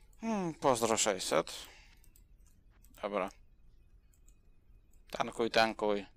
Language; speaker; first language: Polish; native; Polish